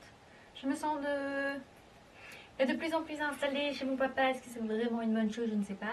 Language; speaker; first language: French; native; French